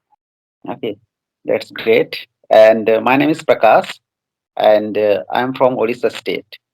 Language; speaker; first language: English; non-native, fluent; Odia